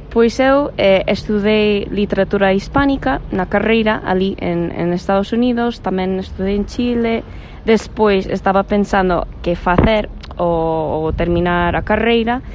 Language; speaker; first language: Galician; non-native, fluent; English